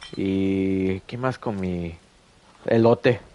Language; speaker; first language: Spanish; early bilingual, heritage; Spanish